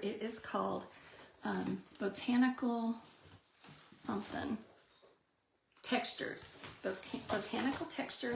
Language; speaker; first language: English; native; English